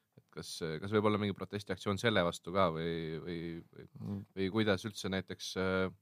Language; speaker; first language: Estonian; native; Estonian